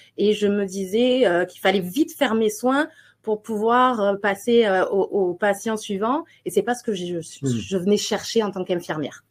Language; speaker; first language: French; native; French